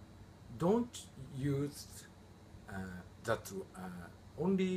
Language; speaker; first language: English; non-native, learner; Japanese